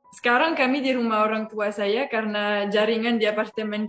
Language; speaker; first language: Indonesian; non-native, fluent; French